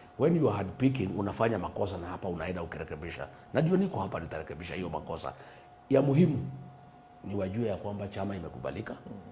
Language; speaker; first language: Swahili; non-native, local second language; Kikuyu